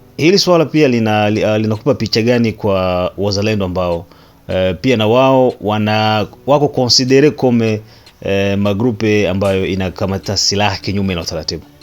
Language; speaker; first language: Swahili; native; Swahili